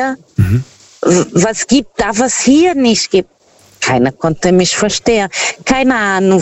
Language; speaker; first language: German; non-native, fluent; Portuguese